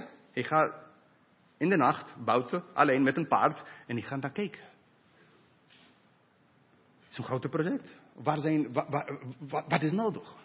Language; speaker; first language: Dutch; non-native, fluent; English